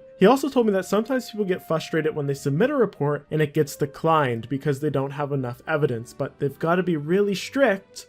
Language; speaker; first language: English; native; English